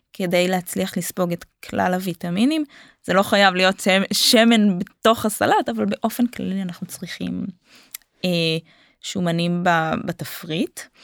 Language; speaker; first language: Hebrew; native; Hebrew